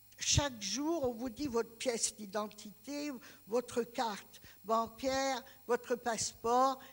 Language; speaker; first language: French; non-native, local second language; Greek